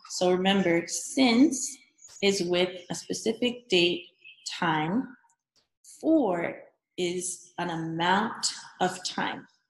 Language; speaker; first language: English; early bilingual, other home language; Korean